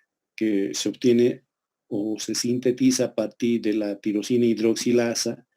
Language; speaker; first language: Spanish; native; Spanish